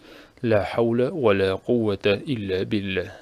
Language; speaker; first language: Arabic; non-native, fluent; Uzbek